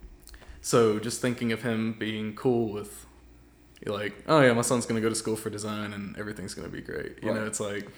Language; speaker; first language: English; native; English